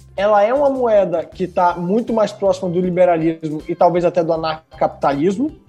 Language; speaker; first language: Portuguese; native; Portuguese